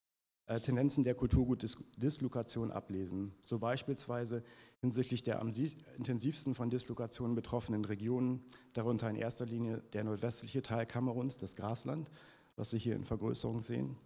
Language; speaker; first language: German; native; German